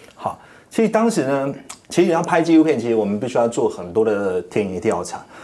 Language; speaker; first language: Chinese; native; Chinese